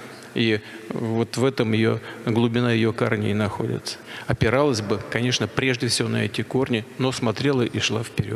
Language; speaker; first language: Russian; native; Russian